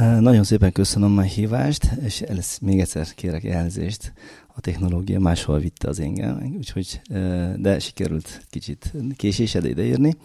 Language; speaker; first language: Hungarian; non-native, fluent; Uzbek